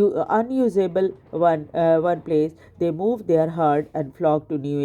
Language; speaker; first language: English; non-native, local second language; Hindi